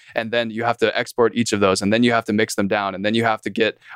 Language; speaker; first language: English; native; English